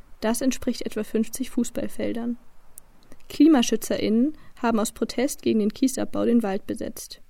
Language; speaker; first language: German; native; German